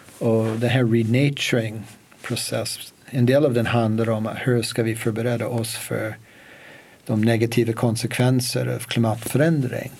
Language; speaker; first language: Swedish; non-native, fluent; English